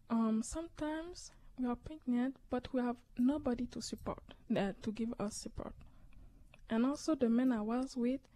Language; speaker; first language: English; native; English